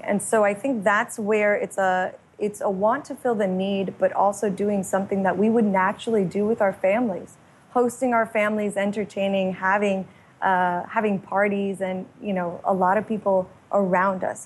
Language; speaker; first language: English; native; English